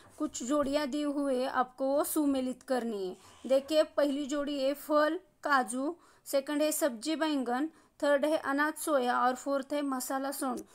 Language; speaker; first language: Hindi; non-native, local second language; Marathi